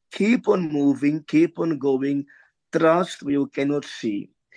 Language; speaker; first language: English; non-native, local second language; Afrikaans